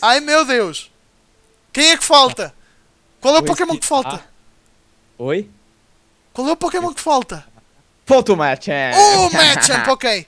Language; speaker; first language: Portuguese; native; Portuguese